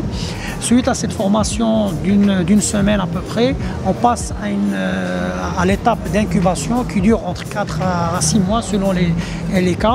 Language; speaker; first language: French; non-native, local second language; Arabic